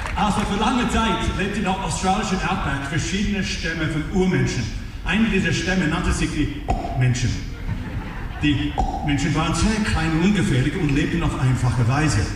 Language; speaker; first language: German; non-native, fluent; English